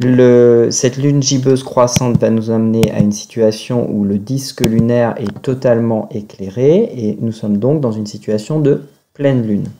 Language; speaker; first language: French; native; French